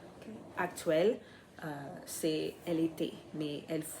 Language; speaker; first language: French; non-native, fluent; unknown